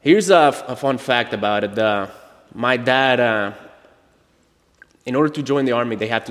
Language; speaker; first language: English; non-native, fluent; Spanish